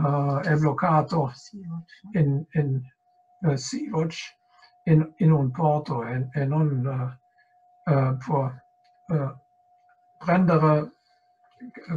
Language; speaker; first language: Italian; non-native, fluent; German